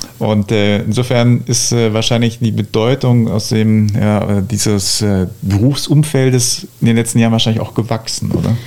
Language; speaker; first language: German; native; German